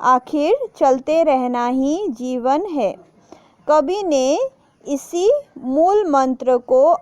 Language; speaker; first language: Hindi; non-native, local second language; Assamese